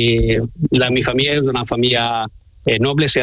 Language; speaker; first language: Spanish; non-native, learner; Italian